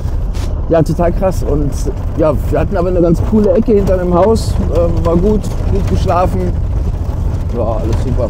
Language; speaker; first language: German; native; German